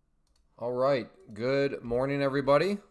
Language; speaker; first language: English; native; English